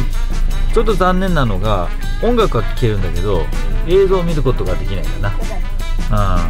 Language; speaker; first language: Japanese; native; Japanese